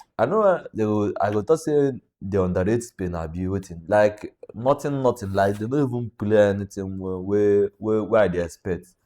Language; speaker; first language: Nigerian Pidgin; native; Nigerian Pidgin